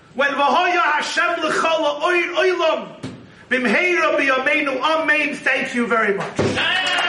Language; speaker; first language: English; native; English